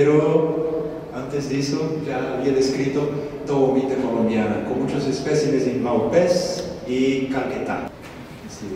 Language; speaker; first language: Spanish; non-native, learner; Portuguese